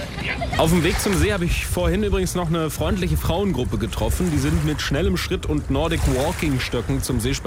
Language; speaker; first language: German; native; German